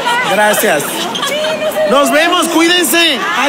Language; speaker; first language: Spanish; native; Spanish